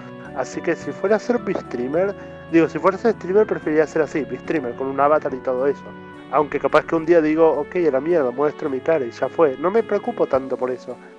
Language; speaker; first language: Spanish; native; Spanish